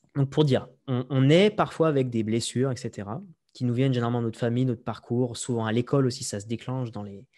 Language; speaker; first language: French; native; French